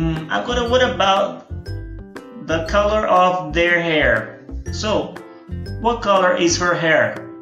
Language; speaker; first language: English; non-native, fluent; Portuguese